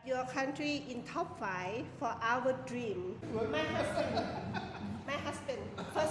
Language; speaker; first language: English; non-native, learner; Thai